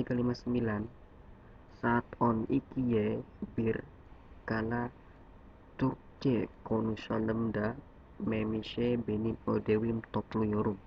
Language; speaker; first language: Turkish; non-native, learner; Indonesian